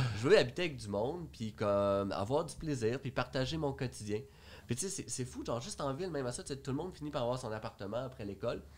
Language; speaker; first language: French; native; French